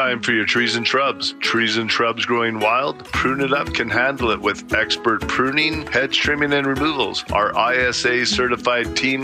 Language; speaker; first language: English; native; English